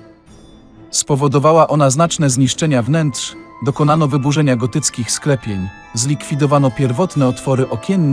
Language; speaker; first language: Polish; native; Polish